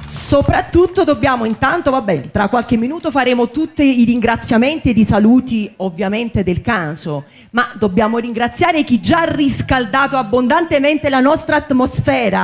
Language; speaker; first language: Italian; native; Italian